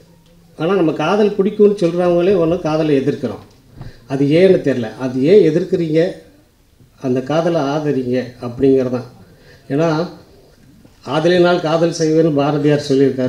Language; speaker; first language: Tamil; native; Tamil